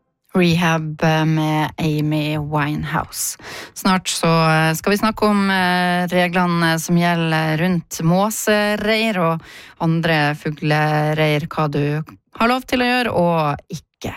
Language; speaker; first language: Norwegian; native; Norwegian